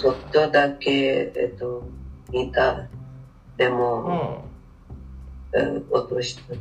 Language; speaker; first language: Japanese; non-native, learner; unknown